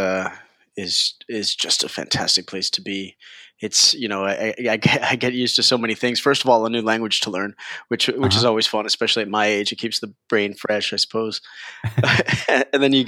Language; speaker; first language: English; early bilingual, other home language; Spanish